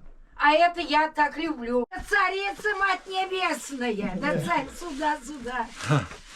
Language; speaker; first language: Russian; native; Russian